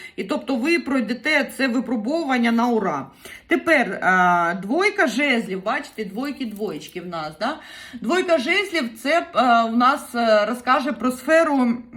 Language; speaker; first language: Ukrainian; non-native, local second language; Russian